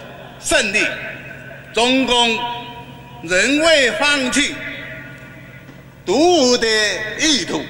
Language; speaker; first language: Chinese; non-native, local second language; Min Nan Chinese